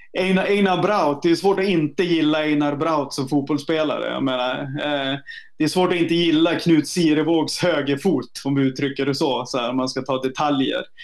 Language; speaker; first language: Swedish; native; Swedish